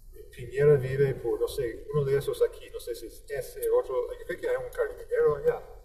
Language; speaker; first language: Spanish; non-native, fluent; English